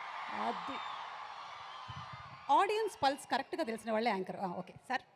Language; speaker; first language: Telugu; native; Telugu